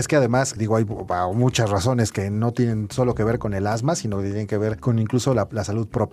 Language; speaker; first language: Spanish; native; Spanish